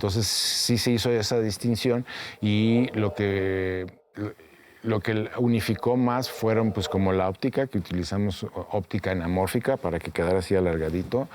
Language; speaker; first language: Spanish; native; Spanish